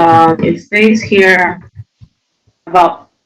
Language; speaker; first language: English; non-native, fluent; Indonesian